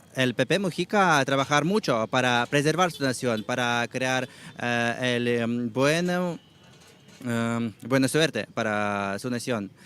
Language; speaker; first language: Spanish; non-native, learner; Ukrainian